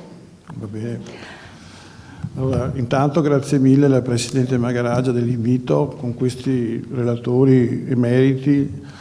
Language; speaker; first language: Italian; native; Italian